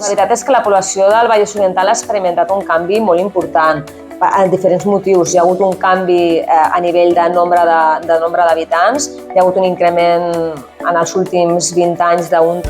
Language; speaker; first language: Catalan; native; Catalan